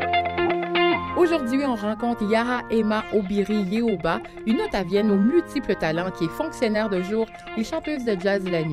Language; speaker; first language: French; native; French